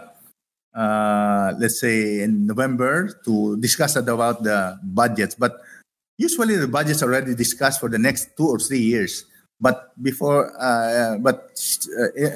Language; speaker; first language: English; non-native, local second language; Hiligaynon